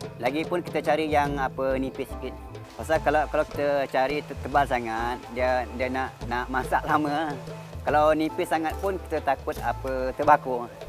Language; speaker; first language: Malay; non-native, local second language; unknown